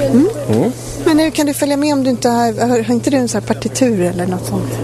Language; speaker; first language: Swedish; native; Swedish